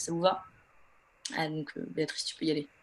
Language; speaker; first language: French; native; French